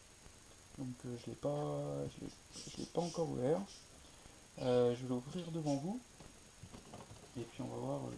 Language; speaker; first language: French; native; French